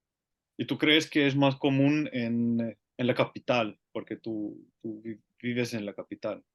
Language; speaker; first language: Spanish; non-native, learner; Finnish